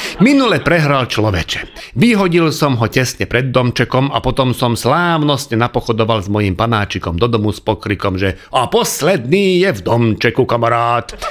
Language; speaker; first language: Slovak; non-native, local second language; Hungarian